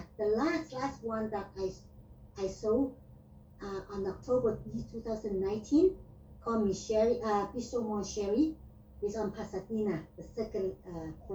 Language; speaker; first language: English; non-native, learner; Vietnamese